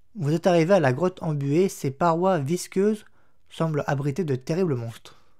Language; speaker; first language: French; native; French